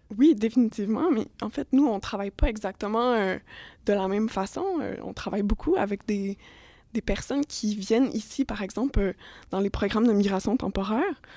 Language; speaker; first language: French; native; French